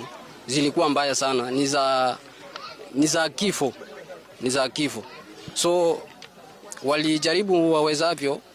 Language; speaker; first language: Swahili; non-native, local second language; Gusii